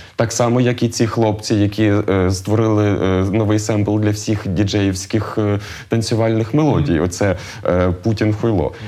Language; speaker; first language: Ukrainian; native; Ukrainian